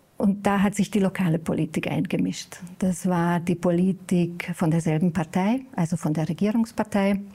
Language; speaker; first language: German; non-native, fluent; Hungarian